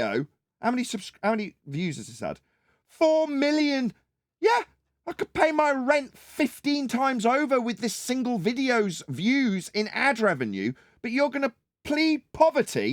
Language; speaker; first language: English; native; English